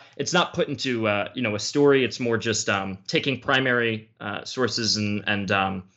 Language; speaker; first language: English; native; English